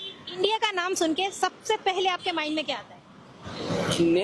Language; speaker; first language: Hindi; non-native, fluent; Bangla